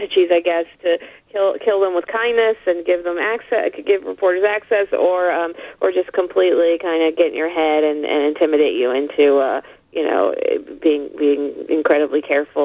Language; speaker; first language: English; native; English